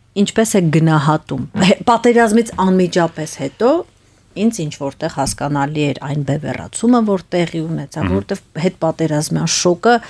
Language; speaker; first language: Armenian; native; Armenian